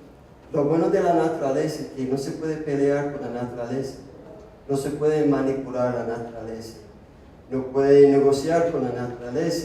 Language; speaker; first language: Spanish; non-native, fluent; English